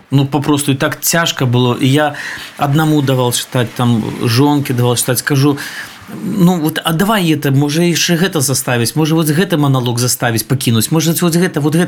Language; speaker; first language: Belarusian; non-native, local second language; Russian